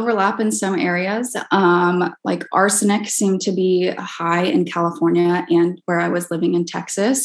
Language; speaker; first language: English; native; English